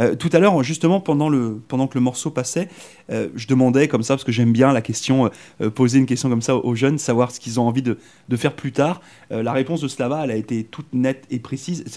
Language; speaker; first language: French; native; French